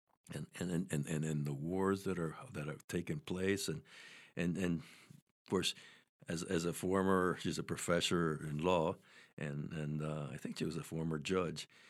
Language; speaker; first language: English; native; English